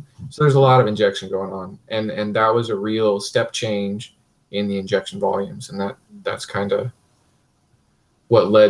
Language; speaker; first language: English; native; English